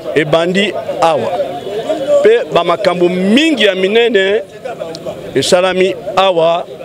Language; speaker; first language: Lingala; native; Lingala